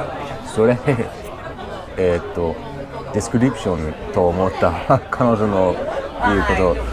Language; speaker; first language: Japanese; non-native, learner; English